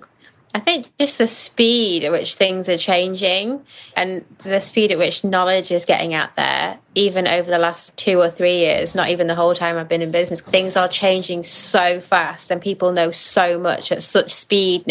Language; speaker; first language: English; native; English